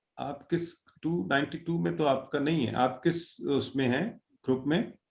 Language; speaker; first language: Urdu; native; Urdu